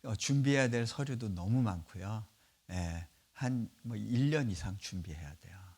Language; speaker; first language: Korean; native; Korean